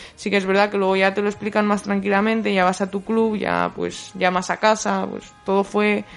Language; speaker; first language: Spanish; native; Spanish